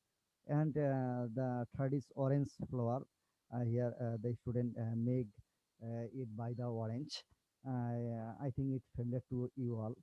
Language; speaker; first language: English; non-native, learner; Bangla